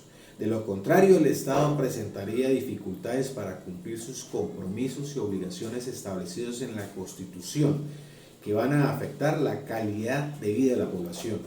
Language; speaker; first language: Spanish; native; Spanish